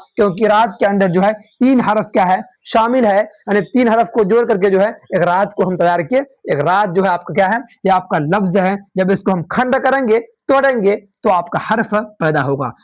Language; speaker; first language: Urdu; native; Urdu